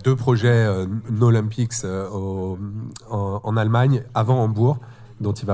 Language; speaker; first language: French; native; French